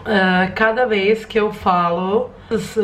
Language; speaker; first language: Portuguese; non-native, learner; Croatian